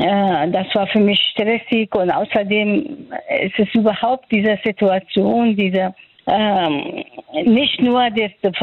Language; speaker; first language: German; non-native, fluent; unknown